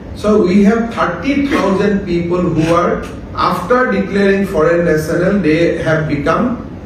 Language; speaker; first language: English; non-native, local second language; Assamese